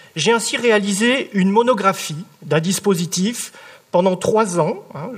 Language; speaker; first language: French; native; French